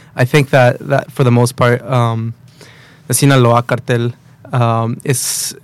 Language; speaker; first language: English; early bilingual, other home language; Spanish